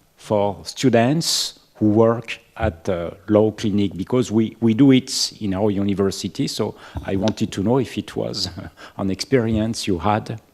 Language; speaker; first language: English; non-native, learner; French